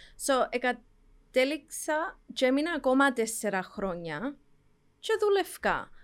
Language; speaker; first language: Greek; early bilingual, heritage; Greek